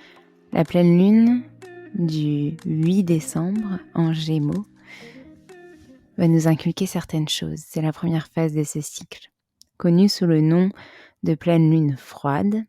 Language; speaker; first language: French; native; French